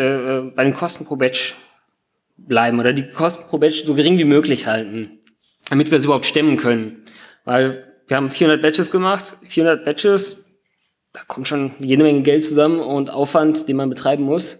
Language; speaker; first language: German; native; German